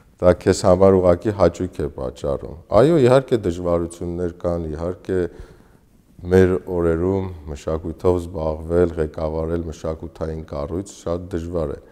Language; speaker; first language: Armenian; native; Armenian